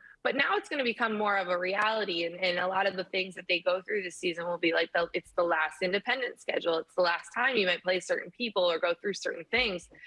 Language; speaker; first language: English; native; English